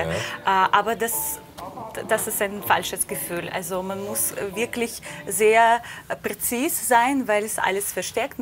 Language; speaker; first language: German; non-native, fluent; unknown